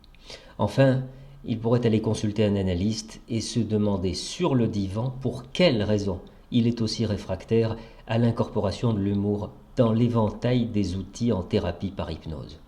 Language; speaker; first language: French; native; French